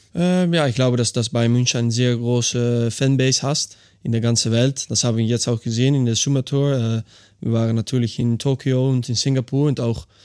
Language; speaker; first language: German; non-native, learner; Dutch